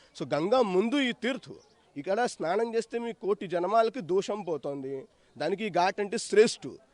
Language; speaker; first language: Telugu; non-native, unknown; Hindi